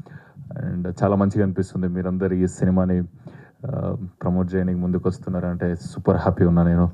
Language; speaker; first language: Telugu; native; Telugu